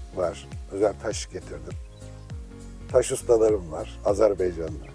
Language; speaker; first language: Turkish; native; Turkish